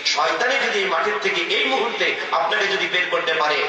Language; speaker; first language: Bangla; non-native, local second language; Assamese